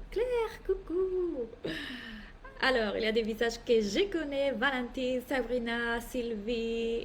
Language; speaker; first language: French; non-native, fluent; Italian